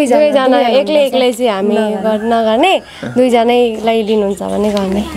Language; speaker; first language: Nepali; native; Nepali